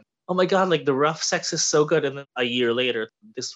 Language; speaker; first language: English; non-native, local second language; Filipino